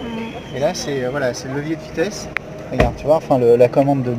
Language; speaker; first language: French; native; French